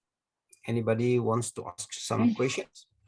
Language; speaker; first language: English; non-native, fluent; Indonesian